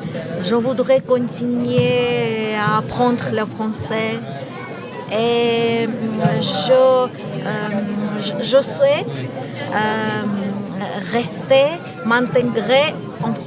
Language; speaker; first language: French; non-native, learner; Armenian